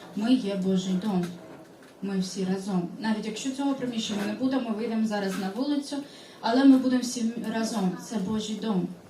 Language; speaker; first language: Ukrainian; non-native, local second language; Russian